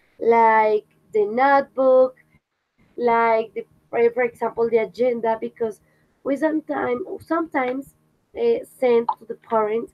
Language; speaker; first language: English; non-native, fluent; Spanish